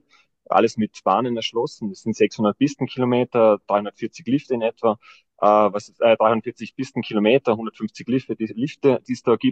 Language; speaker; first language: German; native; German